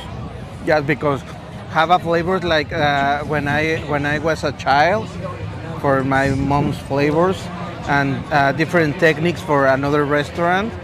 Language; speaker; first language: English; non-native, learner; Spanish